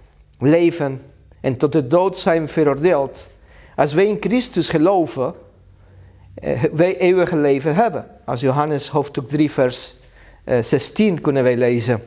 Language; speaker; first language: Dutch; non-native, learner; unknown